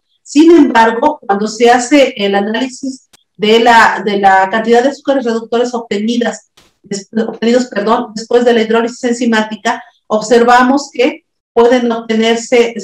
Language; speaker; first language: Spanish; native; Spanish